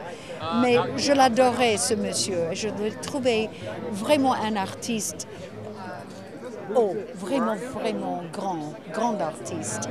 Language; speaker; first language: French; non-native, fluent; English